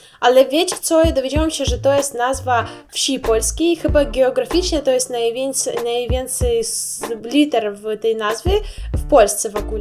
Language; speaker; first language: Polish; non-native, learner; Russian